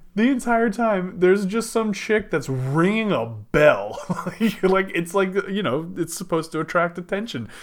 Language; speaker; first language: English; native; English